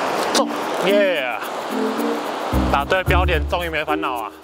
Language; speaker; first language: Chinese; native; Chinese